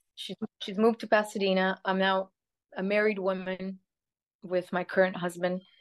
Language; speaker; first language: English; early bilingual, other home language; Spanish